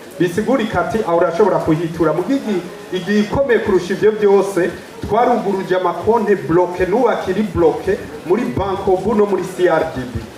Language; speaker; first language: Rundi; early bilingual, heritage; Rundi